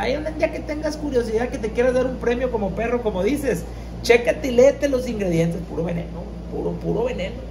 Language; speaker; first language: Spanish; native; Spanish